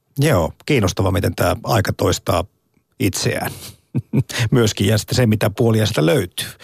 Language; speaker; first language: Finnish; native; Finnish